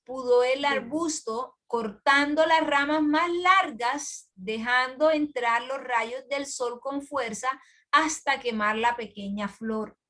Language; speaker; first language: Spanish; native; Spanish